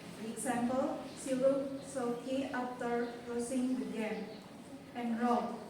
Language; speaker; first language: English; non-native, local second language; Indonesian